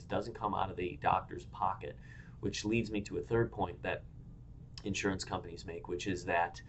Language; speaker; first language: English; native; English